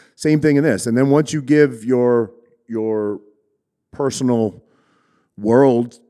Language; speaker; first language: English; native; English